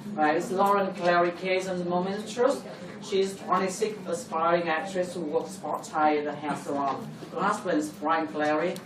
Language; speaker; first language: English; non-native, fluent; Vietnamese